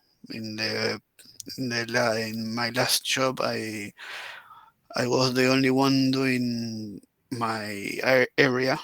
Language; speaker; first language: English; non-native, learner; Spanish